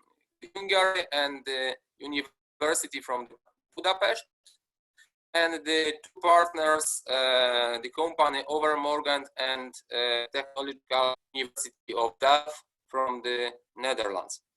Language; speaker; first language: English; non-native, fluent; Polish